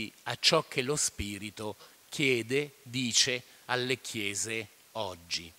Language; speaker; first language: Italian; native; Italian